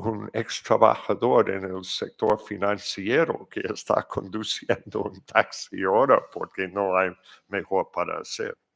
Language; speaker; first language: Spanish; non-native, fluent; English